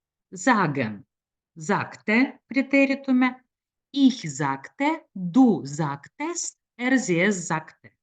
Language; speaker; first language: German; non-native, fluent; Lithuanian